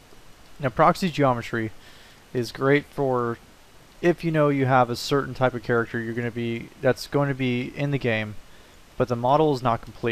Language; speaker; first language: English; native; English